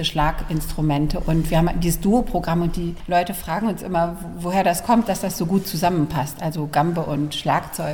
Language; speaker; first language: German; native; German